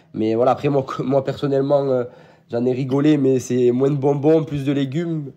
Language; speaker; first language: French; native; French